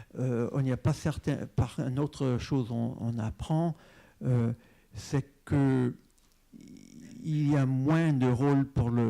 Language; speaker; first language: French; non-native, fluent; English